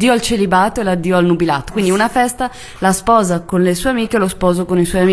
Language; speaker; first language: Italian; native; Italian